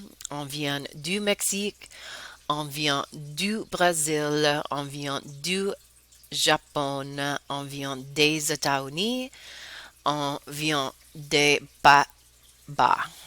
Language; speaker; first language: French; non-native, fluent; English